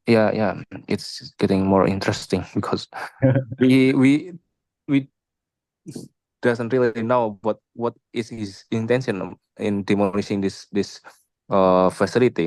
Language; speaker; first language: English; non-native, local second language; Indonesian